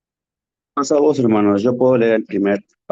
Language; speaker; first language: Spanish; native; Spanish